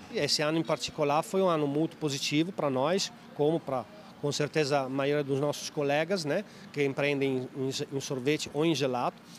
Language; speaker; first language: Portuguese; non-native, fluent; Italian